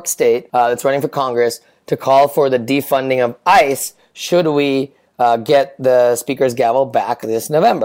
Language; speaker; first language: English; native; English